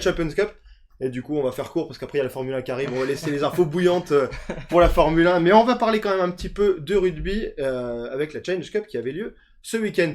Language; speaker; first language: French; native; French